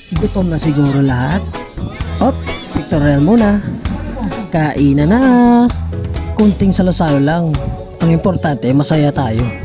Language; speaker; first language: Filipino; non-native, local second language; Hiligaynon